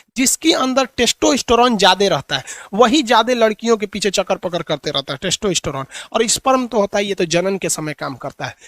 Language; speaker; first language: Hindi; native; Hindi